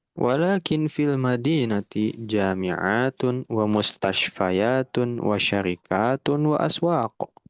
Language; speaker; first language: Arabic; non-native, fluent; Indonesian